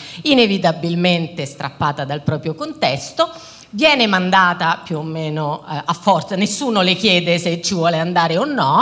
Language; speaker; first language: Italian; native; Italian